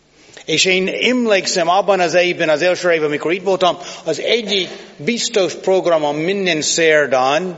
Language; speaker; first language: Hungarian; non-native, fluent; English